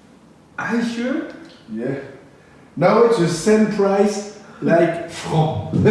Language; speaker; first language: English; non-native, learner; French